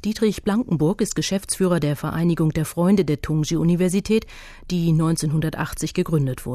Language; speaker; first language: German; native; German